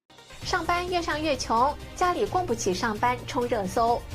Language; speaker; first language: Chinese; native; Chinese